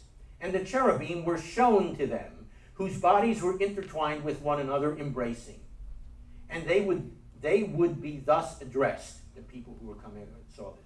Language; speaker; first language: English; native; English